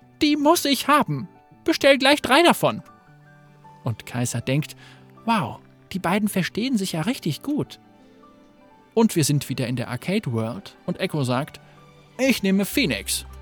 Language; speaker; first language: German; native; German